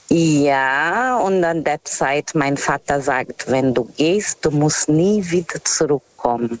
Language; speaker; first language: German; non-native, fluent; Portuguese